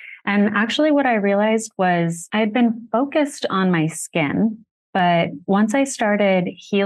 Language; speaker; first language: English; native; English